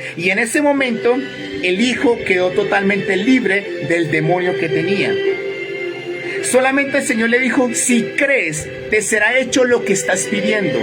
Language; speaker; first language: Spanish; native; Spanish